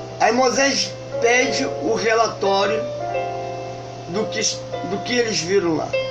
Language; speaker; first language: Portuguese; native; Portuguese